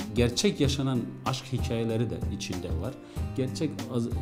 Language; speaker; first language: Turkish; early bilingual, heritage; Arabic